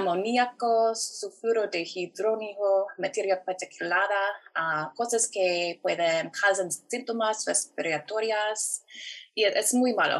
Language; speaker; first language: Spanish; non-native, fluent; English